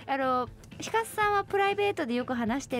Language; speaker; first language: Japanese; native; Japanese